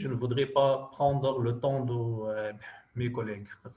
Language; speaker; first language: French; non-native, fluent; Arabic